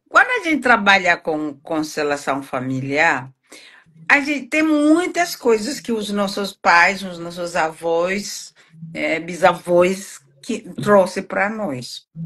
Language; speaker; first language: Portuguese; non-native, fluent; Swahili